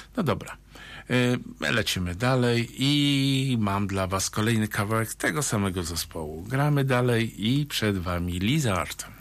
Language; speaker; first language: Polish; native; Polish